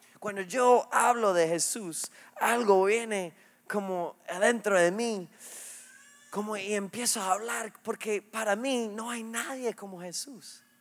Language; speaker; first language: Spanish; non-native, fluent; English